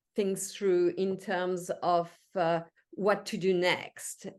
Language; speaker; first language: English; non-native, fluent; French